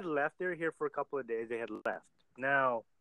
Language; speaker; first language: English; native; English